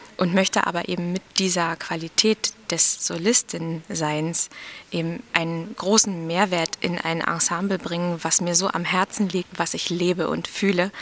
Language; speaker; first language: German; native; German